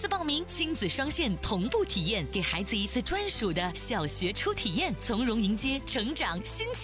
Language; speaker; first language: Chinese; native; Chinese